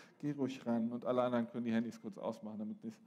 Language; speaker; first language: German; native; German